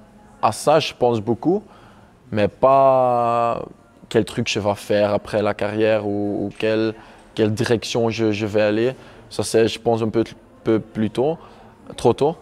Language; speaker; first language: French; non-native, local second language; Dutch